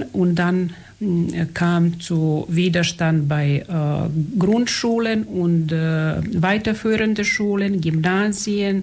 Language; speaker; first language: German; non-native, fluent; Serbian